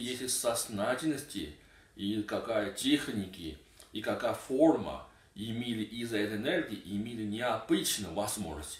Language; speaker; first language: Russian; non-native, learner; Chinese